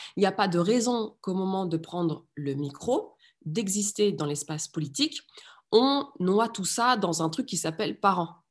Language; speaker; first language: French; early bilingual, other home language; Riffian